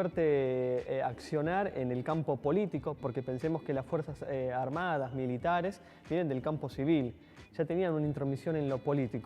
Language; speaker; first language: Spanish; native; Spanish